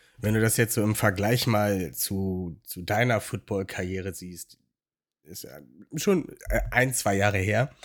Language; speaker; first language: German; native; German